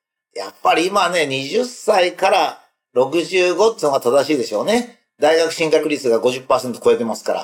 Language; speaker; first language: Japanese; native; Japanese